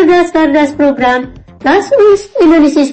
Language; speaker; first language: German; non-native, fluent; Indonesian